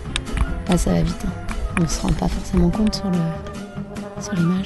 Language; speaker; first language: French; native; French